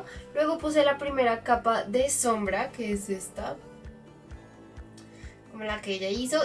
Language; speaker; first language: Spanish; native; Spanish